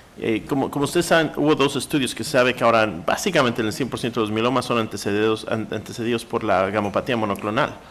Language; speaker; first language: Spanish; native; Spanish